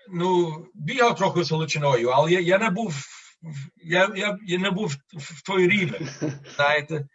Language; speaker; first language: Ukrainian; early bilingual, other home language; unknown